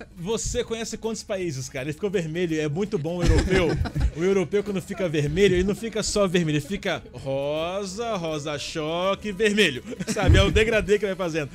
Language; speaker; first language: Portuguese; native; Portuguese